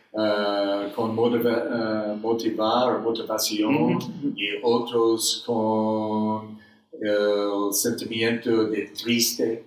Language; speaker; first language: Spanish; non-native, learner; English